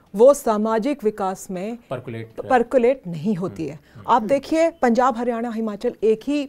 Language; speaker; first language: Hindi; native; Hindi